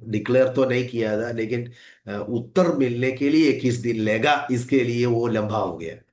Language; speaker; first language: Hindi; non-native, local second language; Malayalam